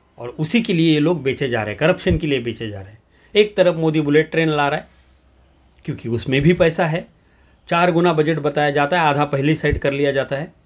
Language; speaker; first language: Hindi; native; Hindi